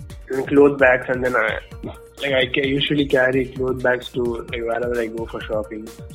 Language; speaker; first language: English; non-native, local second language; Tamil